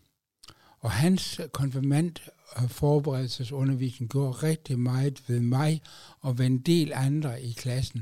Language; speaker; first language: Danish; native; Danish